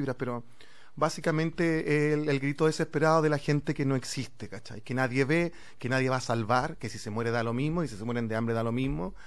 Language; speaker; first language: Spanish; native; Spanish